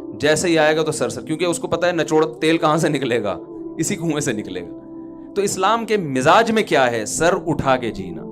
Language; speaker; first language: Urdu; native; Urdu